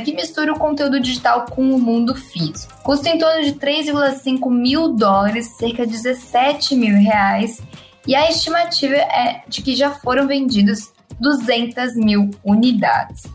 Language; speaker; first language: Portuguese; native; Portuguese